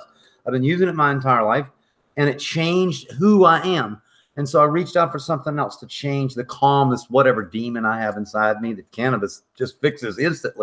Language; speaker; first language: English; native; English